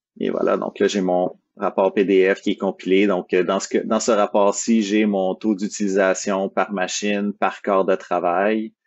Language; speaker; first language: French; native; French